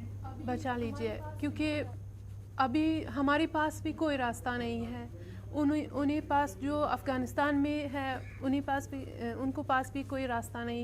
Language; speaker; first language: Hindi; non-native, learner; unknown